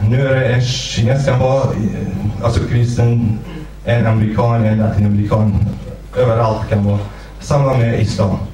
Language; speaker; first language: Swedish; non-native, fluent; Kurdish